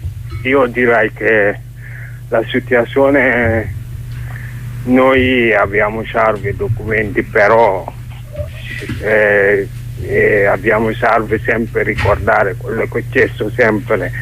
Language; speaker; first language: Italian; non-native, learner; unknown